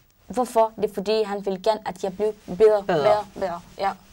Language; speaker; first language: Danish; non-native, learner; Arabic